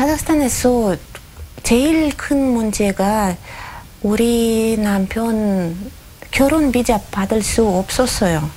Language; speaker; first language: Korean; non-native, learner; Russian